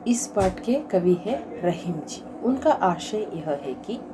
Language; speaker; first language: Hindi; non-native, local second language; Kannada